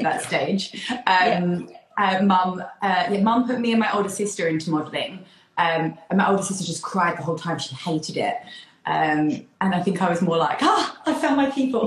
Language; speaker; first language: English; native; English